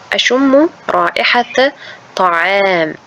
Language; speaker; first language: Arabic; non-native, fluent; Uzbek